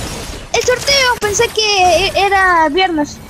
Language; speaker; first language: Spanish; native; Spanish